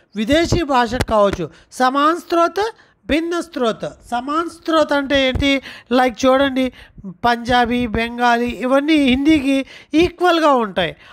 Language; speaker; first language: Telugu; non-native, local second language; Urdu